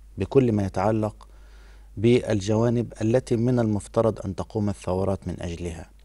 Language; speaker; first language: Arabic; native; Arabic